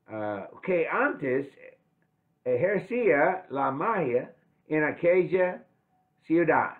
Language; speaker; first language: Spanish; non-native, fluent; English